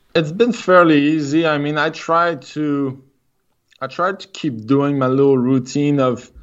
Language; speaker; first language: English; non-native, fluent; French